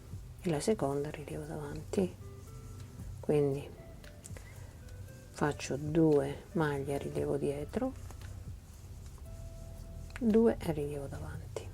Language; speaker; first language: Italian; native; Italian